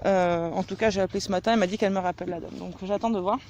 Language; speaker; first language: French; native; French